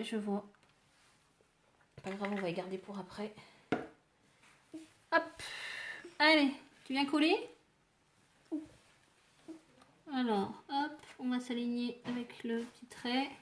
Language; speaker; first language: French; native; French